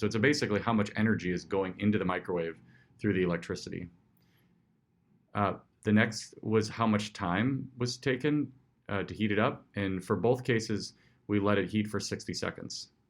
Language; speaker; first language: English; native; English